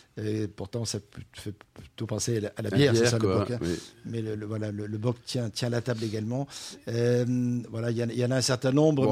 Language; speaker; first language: French; native; French